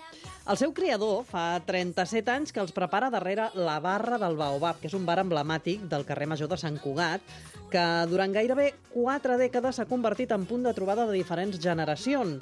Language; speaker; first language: Catalan; native; Catalan